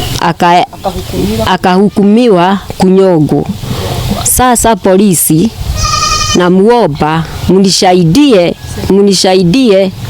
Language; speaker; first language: Swahili; native; Swahili